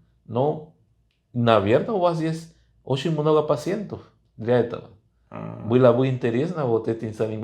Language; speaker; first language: Russian; non-native, fluent; Spanish